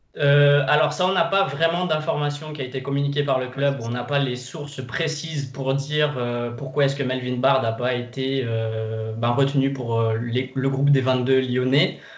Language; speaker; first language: French; non-native, fluent; Portuguese